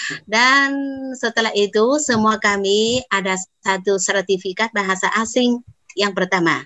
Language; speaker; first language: Indonesian; non-native, fluent; Vietnamese